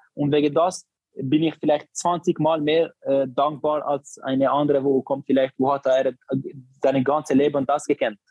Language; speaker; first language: German; non-native, learner; Albanian